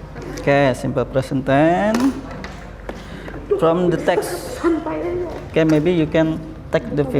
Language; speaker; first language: English; non-native, learner; Indonesian